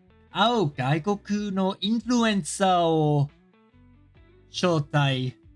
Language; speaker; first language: Japanese; non-native, learner; English